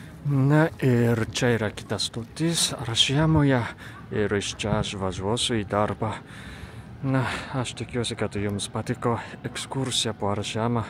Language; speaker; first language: Lithuanian; non-native, fluent; Japanese